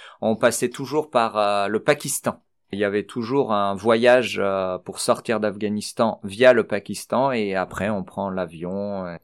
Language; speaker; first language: French; early bilingual, other home language; Persian